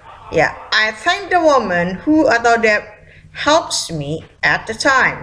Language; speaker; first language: English; non-native, fluent; Indonesian